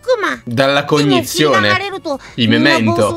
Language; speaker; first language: Italian; native; Italian